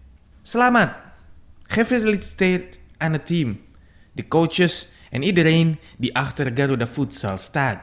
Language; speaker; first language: Dutch; non-native, fluent; Indonesian